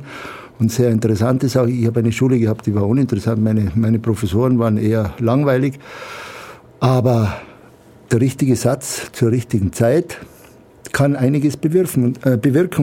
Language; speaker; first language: German; native; German